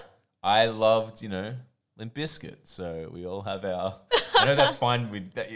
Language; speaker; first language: English; non-native, local second language; Croatian